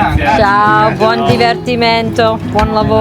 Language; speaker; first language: Italian; non-native, learner; English